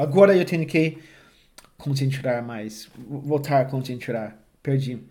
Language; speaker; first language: Portuguese; non-native, fluent; English